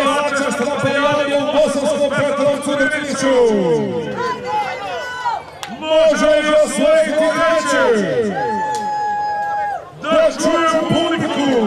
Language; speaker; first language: Serbian; native; Serbian